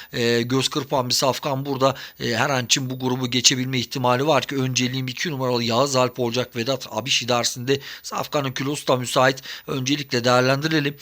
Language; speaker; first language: Turkish; native; Turkish